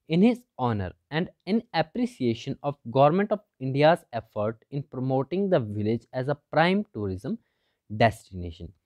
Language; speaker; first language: Hindi; native; Hindi